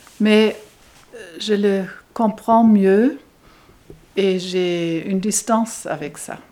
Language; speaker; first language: French; non-native, fluent; German